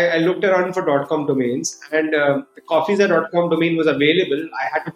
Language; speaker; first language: English; non-native, local second language; Hindi